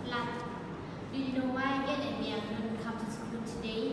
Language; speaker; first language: English; non-native, learner; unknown